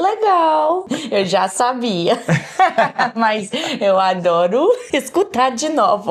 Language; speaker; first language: Portuguese; non-native, learner; English